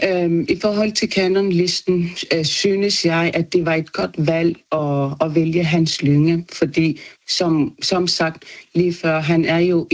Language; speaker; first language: Danish; non-native, local second language; Kalaallisut